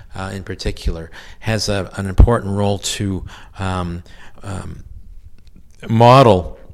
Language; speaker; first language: English; native; English